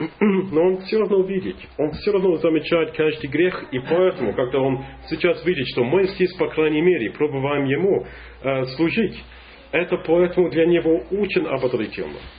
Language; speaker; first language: Russian; non-native, fluent; English